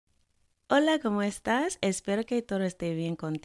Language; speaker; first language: Spanish; non-native, fluent; English